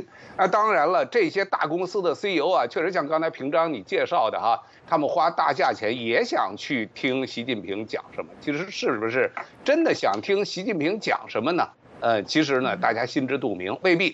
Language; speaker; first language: Chinese; native; Chinese